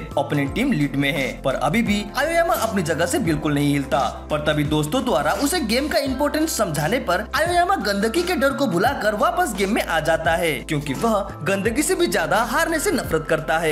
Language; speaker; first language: Hindi; native; Hindi